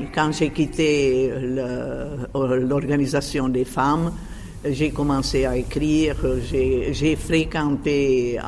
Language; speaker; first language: French; non-native, fluent; Czech